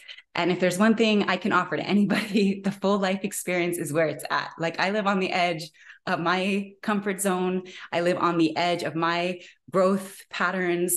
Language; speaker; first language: English; native; English